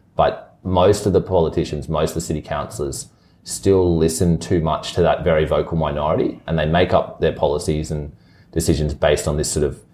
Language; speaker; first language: English; native; English